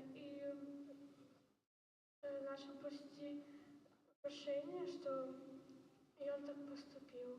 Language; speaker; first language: Russian; non-native, local second language; Belarusian